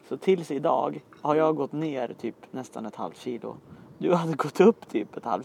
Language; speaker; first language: Swedish; native; Swedish